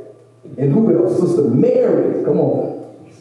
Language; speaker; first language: English; native; English